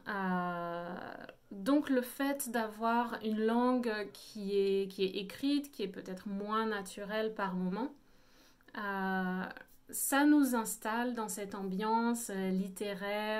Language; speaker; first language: French; native; French